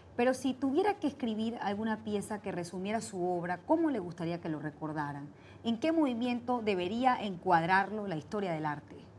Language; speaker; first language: Spanish; native; Spanish